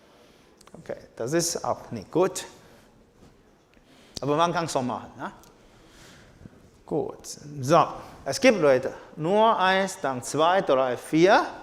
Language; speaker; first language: German; non-native, learner; Chinese